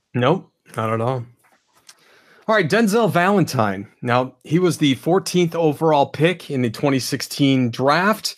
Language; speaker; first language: English; native; English